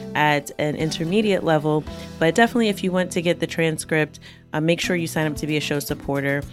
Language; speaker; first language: English; native; English